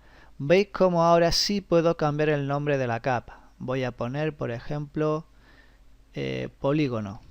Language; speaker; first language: Spanish; native; Spanish